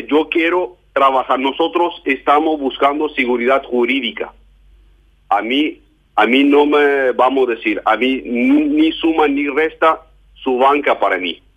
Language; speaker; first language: Spanish; non-native, fluent; German